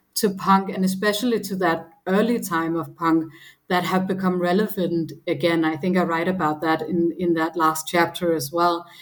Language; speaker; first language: English; non-native, fluent; Danish